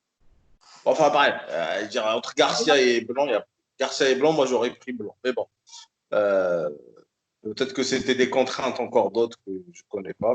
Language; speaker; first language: French; native; French